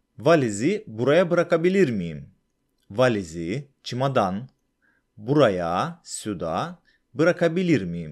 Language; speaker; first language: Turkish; non-native, fluent; Russian